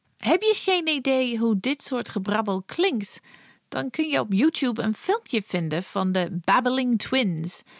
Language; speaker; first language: Dutch; non-native, fluent; English